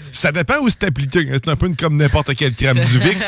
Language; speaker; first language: French; native; French